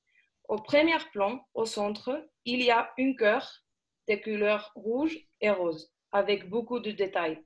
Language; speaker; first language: French; non-native, fluent; Spanish